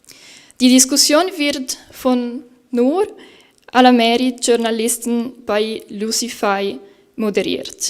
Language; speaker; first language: German; non-native, fluent; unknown